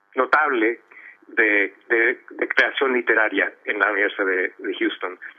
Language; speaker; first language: Spanish; early bilingual, heritage; Spanish